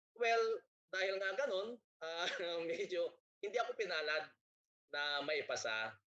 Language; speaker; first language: Filipino; non-native, local second language; Iloko